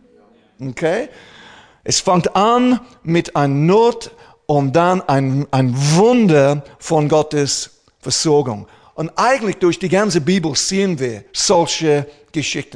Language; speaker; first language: German; non-native, fluent; English